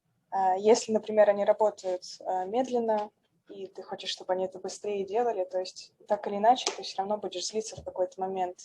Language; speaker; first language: Russian; native; Russian